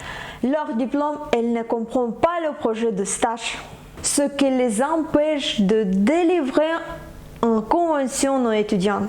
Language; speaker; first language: French; non-native, fluent; Ukrainian